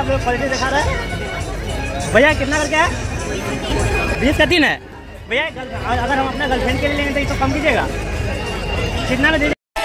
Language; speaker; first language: Hindi; native; Hindi